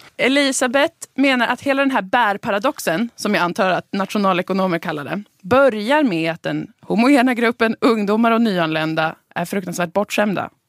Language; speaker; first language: Swedish; native; Swedish